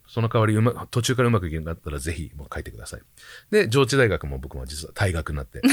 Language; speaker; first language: Japanese; early bilingual, heritage; Japanese